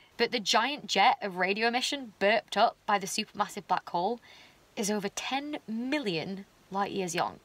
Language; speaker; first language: English; native; English